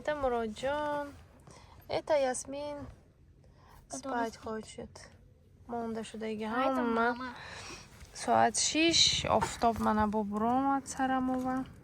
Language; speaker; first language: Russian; non-native, local second language; Tajik